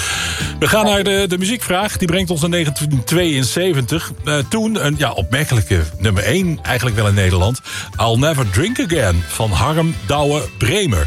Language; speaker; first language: Dutch; native; Dutch